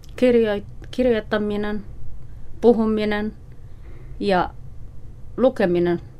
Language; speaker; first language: Finnish; non-native, learner; Somali